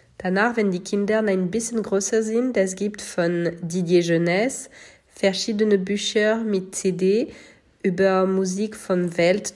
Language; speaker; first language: German; non-native, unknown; French